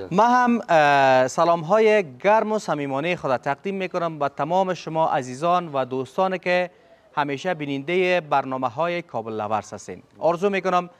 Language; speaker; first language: Persian; native; Persian